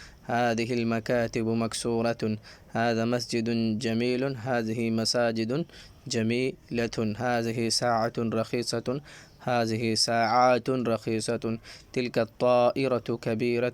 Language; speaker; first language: Arabic; non-native, fluent; Urdu